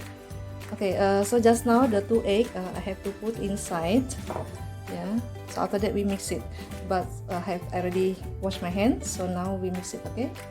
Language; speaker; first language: English; non-native, learner; Indonesian